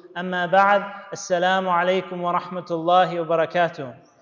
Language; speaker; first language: Arabic; non-native, fluent; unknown